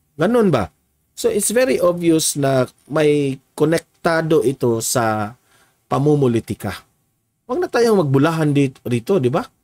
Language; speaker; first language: Filipino; native; Filipino